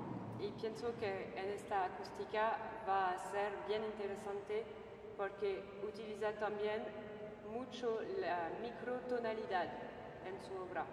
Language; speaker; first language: Spanish; non-native, fluent; French